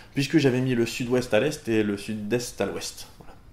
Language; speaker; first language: French; native; French